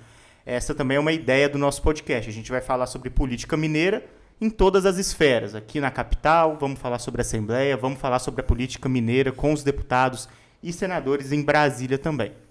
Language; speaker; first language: Portuguese; native; Portuguese